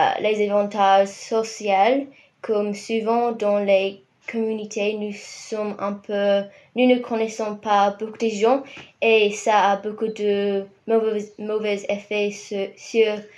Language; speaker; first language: French; non-native, fluent; English